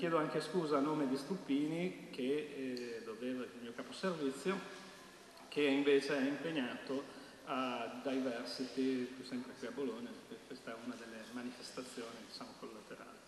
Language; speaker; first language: Italian; native; Italian